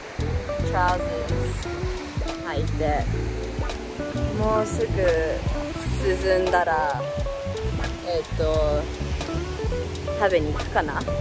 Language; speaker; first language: Japanese; early bilingual, heritage; English